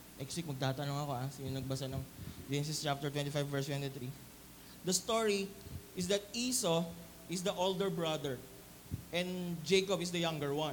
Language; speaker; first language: English; non-native, local second language; Filipino